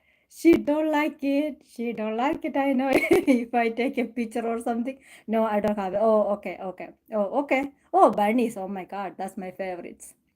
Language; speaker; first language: English; non-native, local second language; Malayalam